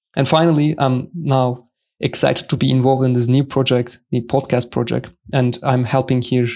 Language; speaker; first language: English; non-native, fluent; Turkish